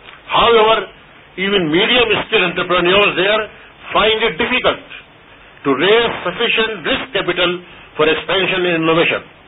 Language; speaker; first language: English; non-native, local second language; Urdu